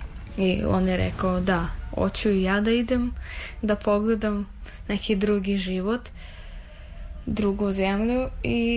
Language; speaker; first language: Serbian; non-native, fluent; Russian